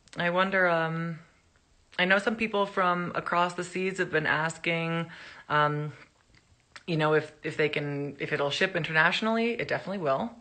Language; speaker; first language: English; early bilingual, other home language; Spanish